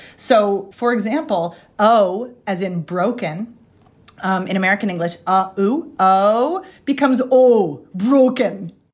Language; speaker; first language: English; native; English